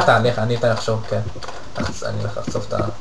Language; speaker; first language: Hebrew; native; Hebrew